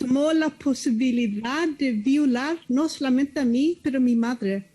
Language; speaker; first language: Spanish; early bilingual, heritage; Spanish